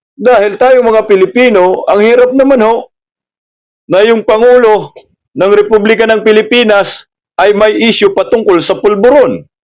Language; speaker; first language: Filipino; non-native, local second language; Cebuano